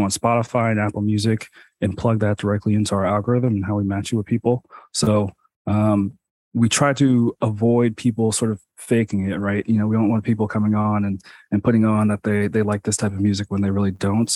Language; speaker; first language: English; native; English